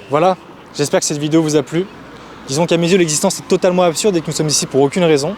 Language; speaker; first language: French; native; French